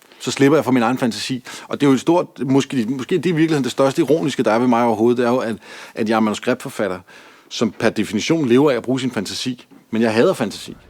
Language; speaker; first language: Danish; native; Danish